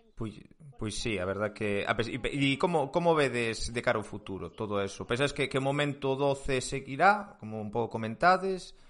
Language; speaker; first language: Galician; non-native, local second language; Spanish